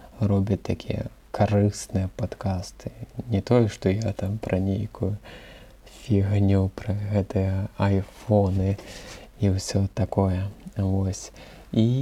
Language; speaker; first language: Belarusian; non-native, local second language; Russian